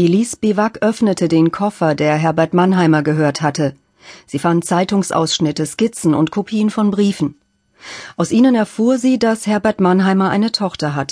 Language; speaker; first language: German; native; German